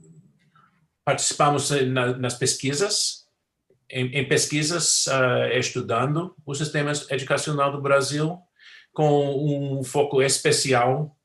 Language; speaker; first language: Portuguese; non-native, fluent; English